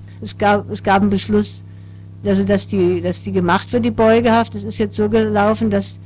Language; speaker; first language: German; native; German